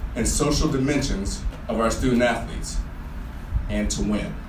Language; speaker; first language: English; native; English